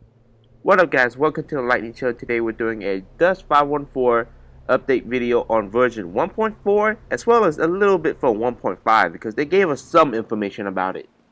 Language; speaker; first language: English; native; English